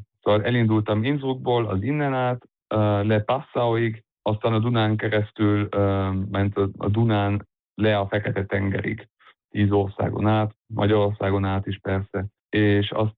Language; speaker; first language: Hungarian; early bilingual, heritage; Hungarian